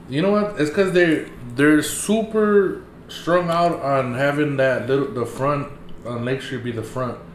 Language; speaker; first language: English; early bilingual, other home language; Spanish